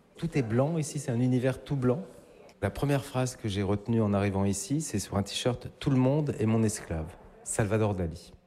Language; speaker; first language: French; native; French